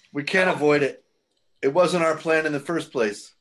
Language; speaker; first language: English; native; English